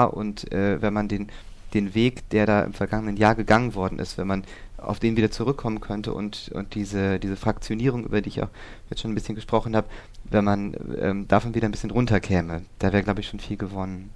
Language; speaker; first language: German; native; German